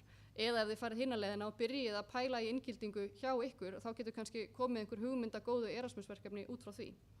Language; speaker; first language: Icelandic; native; Icelandic